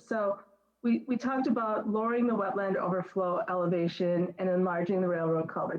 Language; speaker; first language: English; native; English